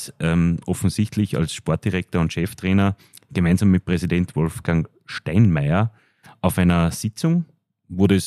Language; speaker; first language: German; native; German